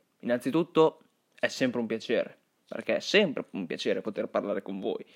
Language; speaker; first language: Italian; early bilingual, other home language; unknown